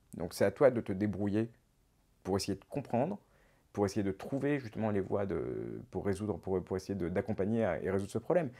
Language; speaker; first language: French; native; French